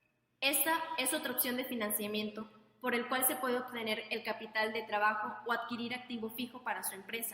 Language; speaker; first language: Spanish; native; Spanish